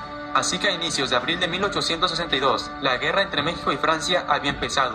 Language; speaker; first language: Spanish; native; Spanish